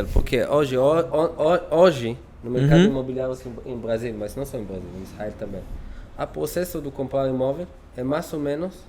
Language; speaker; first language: Portuguese; non-native, learner; Hebrew